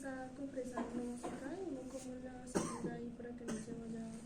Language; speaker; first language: Spanish; native; Spanish